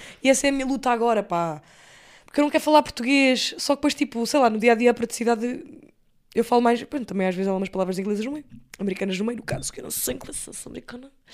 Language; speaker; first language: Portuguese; early bilingual, other home language; English